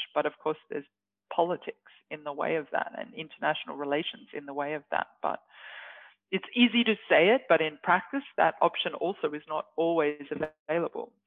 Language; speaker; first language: English; native; English